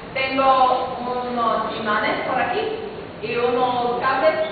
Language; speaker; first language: Spanish; non-native, fluent; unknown